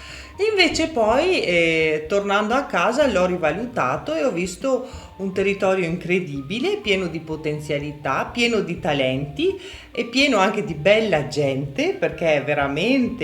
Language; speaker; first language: Italian; native; Italian